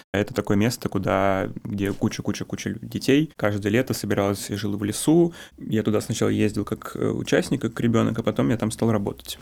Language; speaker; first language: Russian; native; Russian